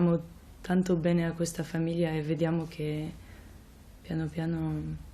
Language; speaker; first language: Italian; non-native, fluent; French